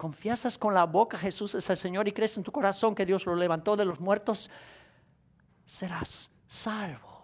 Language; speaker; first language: Spanish; native; Spanish